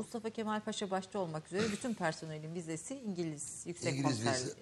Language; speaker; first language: Turkish; native; Turkish